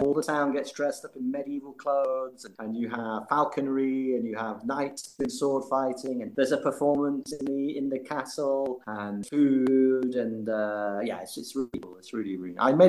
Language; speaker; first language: English; native; English